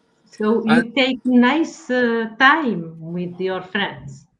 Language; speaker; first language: English; non-native, learner; French